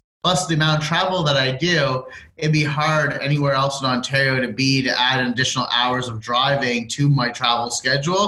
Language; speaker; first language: English; native; English